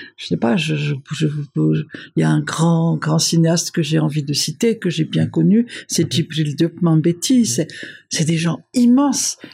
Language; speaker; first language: French; non-native, local second language; Malagasy